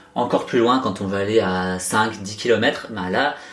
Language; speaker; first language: French; native; French